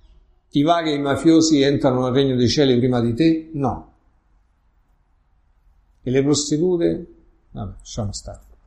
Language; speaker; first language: Italian; native; Italian